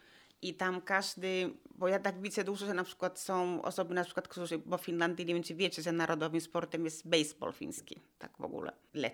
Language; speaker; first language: Polish; non-native, fluent; Finnish